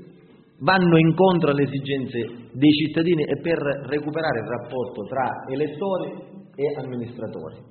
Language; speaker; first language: Italian; native; Italian